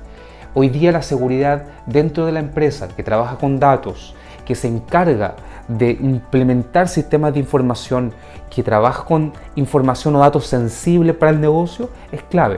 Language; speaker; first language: Spanish; native; Spanish